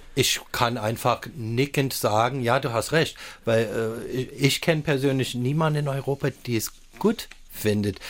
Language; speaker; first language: German; non-native, fluent; English